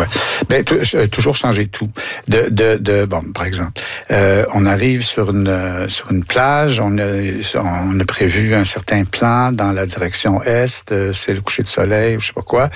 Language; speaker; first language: French; native; French